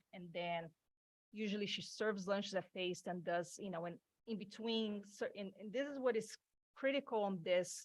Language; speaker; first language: English; non-native, fluent; Portuguese